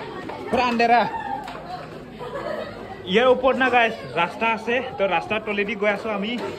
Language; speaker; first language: Hindi; non-native, local second language; Assamese